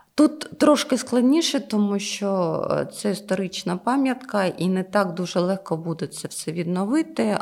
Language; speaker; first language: Ukrainian; non-native, local second language; Russian